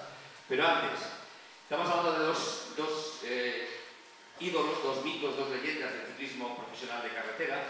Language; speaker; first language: Spanish; native; Spanish